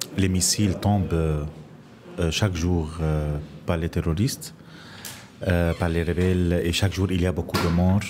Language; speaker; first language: French; non-native, fluent; Arabic